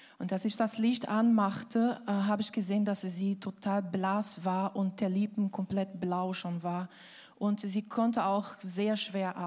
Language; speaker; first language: German; non-native, fluent; Portuguese